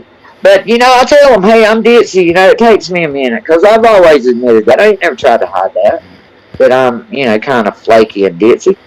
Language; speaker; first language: English; native; English